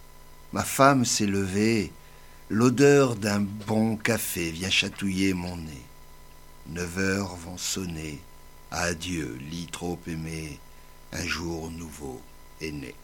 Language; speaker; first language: French; native; French